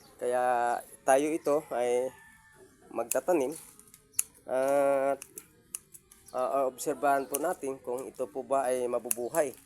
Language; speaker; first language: Filipino; non-native, local second language; Hiligaynon